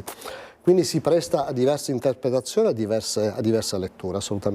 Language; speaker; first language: Italian; native; Italian